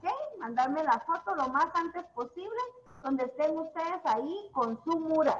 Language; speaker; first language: Spanish; native; Spanish